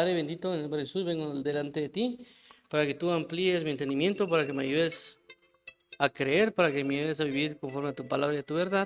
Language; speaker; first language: Spanish; native; Spanish